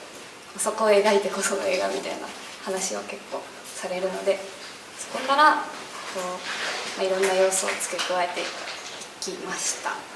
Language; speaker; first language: Japanese; native; Japanese